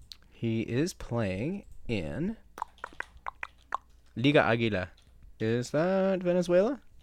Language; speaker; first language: English; native; English